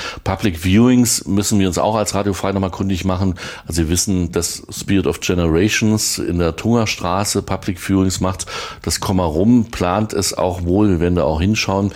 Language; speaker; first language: German; native; German